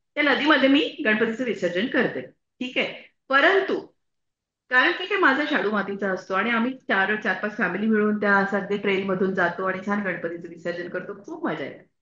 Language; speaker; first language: Marathi; native; Marathi